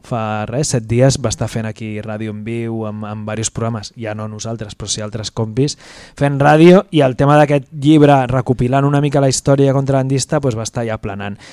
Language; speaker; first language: Catalan; native; Catalan